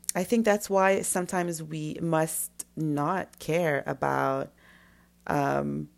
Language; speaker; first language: English; non-native, fluent; French